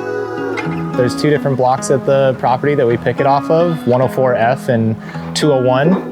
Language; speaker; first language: English; native; English